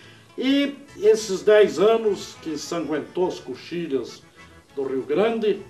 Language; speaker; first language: Portuguese; native; Portuguese